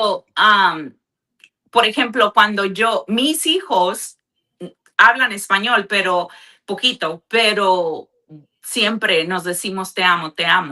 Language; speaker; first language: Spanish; early bilingual, heritage; Spanish